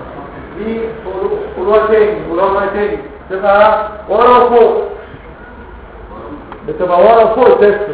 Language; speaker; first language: Arabic; native; Arabic